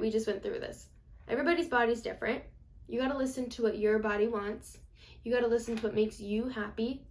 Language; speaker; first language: English; native; English